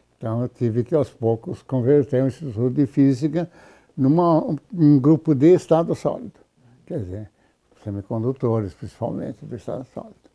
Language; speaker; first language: Portuguese; native; Portuguese